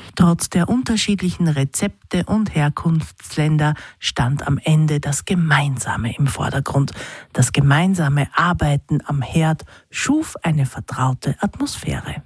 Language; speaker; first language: German; native; German